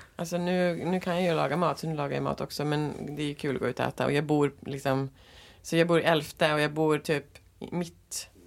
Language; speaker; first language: Swedish; native; Swedish